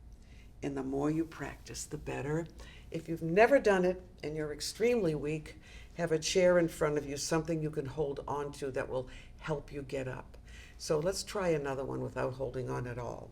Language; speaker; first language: English; native; English